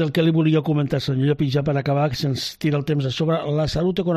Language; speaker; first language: Catalan; native; Catalan